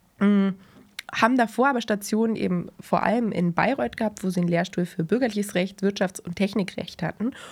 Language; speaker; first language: German; native; German